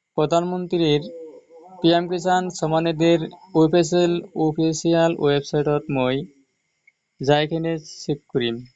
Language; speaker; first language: Assamese; non-native, local second language; Bangla